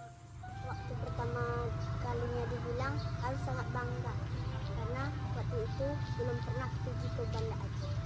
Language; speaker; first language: Indonesian; non-native, local second language; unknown